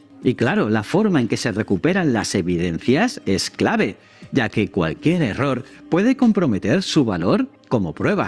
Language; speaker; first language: Spanish; native; Spanish